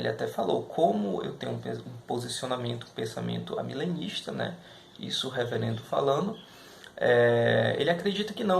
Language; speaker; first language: Portuguese; native; Portuguese